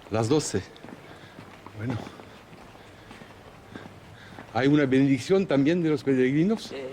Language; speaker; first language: Spanish; non-native, learner; French